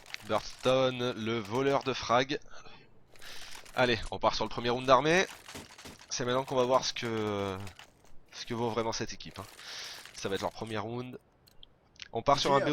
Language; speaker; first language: French; native; French